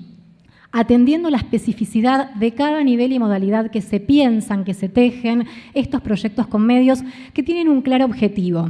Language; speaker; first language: Spanish; native; Spanish